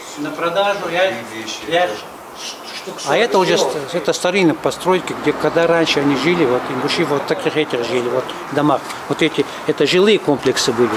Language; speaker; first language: Russian; non-native, local second language; Ingush